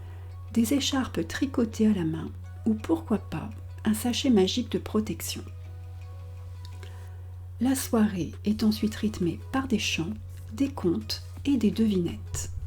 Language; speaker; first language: French; native; French